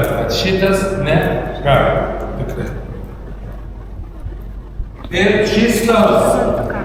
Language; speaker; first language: Lithuanian; non-native, learner; Turkish